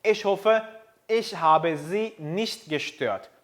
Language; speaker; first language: German; non-native, fluent; Korean